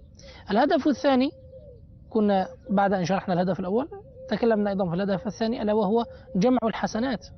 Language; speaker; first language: Arabic; native; Arabic